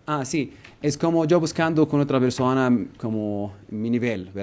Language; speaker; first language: Spanish; non-native, learner; Arabic